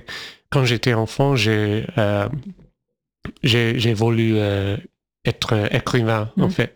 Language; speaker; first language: French; non-native, fluent; English